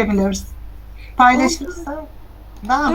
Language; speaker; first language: Turkish; native; Turkish